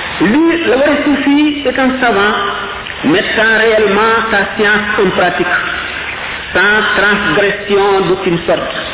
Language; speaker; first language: French; non-native, local second language; Wolof